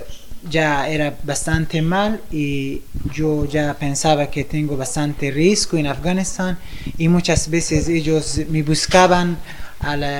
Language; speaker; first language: Spanish; non-native, fluent; Persian